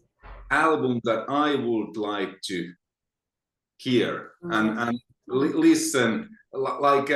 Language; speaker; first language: English; non-native, fluent; Finnish